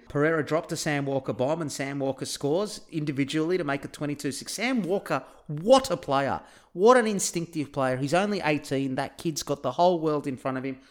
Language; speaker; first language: English; early bilingual, other home language; Turkish